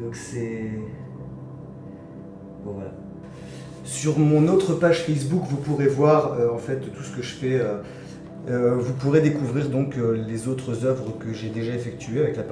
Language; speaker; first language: French; native; French